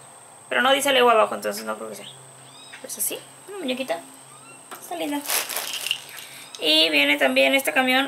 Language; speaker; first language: Spanish; native; Spanish